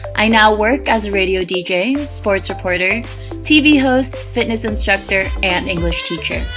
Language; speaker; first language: English; early bilingual, other home language; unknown